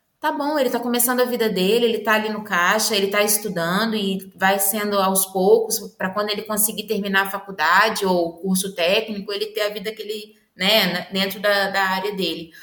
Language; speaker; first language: Portuguese; native; Portuguese